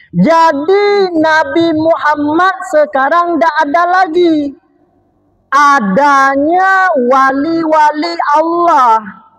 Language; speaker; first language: Malay; non-native, local second language; Achinese